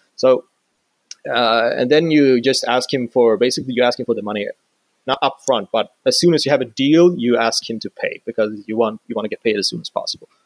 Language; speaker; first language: English; non-native, fluent; Swedish